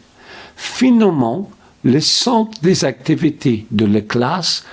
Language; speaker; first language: French; non-native, fluent; English